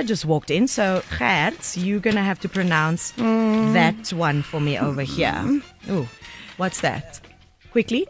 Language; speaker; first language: English; native; English